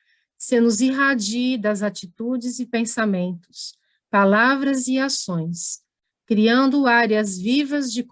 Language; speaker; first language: Portuguese; native; Portuguese